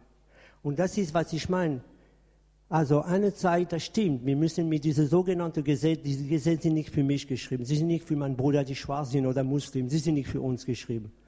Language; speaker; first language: German; non-native, fluent; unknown